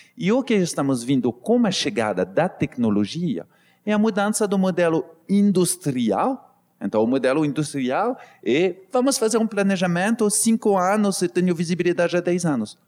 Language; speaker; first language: Portuguese; non-native, fluent; French